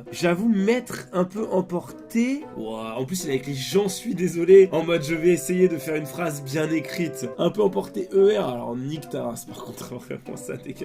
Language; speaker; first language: French; native; French